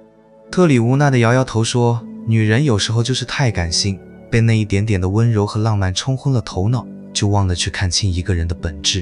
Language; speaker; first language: Chinese; native; Chinese